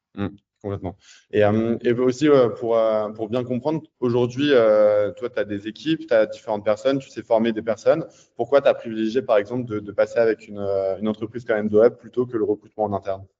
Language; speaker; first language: French; native; French